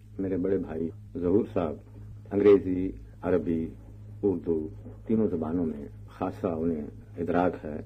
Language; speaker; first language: Urdu; non-native, local second language; Punjabi